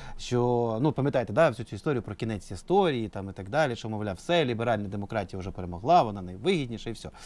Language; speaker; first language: Ukrainian; native; Ukrainian